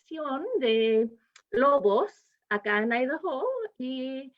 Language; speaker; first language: Spanish; non-native, fluent; English